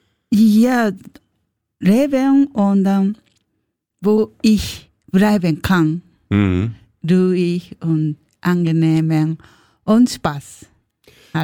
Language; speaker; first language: German; non-native, learner; Japanese